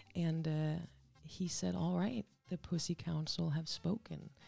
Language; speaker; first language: English; non-native, fluent; Danish